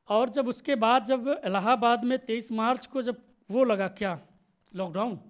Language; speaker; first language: Hindi; native; Hindi